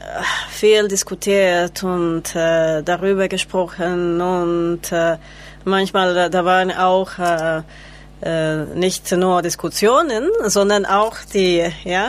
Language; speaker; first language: German; non-native, learner; Spanish